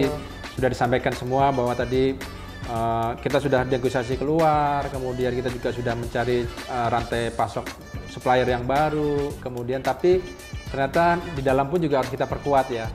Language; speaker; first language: Indonesian; native; Indonesian